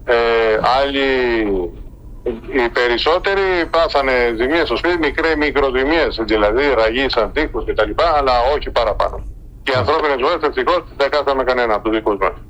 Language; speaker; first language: Greek; early bilingual, heritage; Spanish